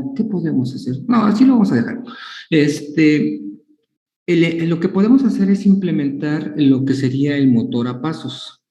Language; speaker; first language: Spanish; native; Spanish